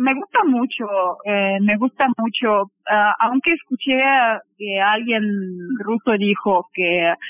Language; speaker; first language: Spanish; non-native, fluent; Russian